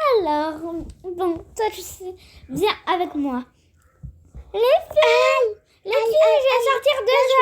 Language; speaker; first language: French; native; French